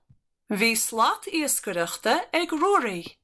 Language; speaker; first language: Irish; non-native, learner; English